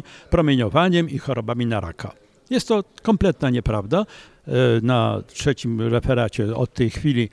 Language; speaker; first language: Polish; native; Polish